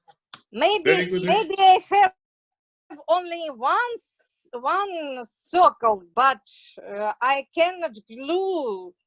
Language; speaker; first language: English; non-native, learner; Russian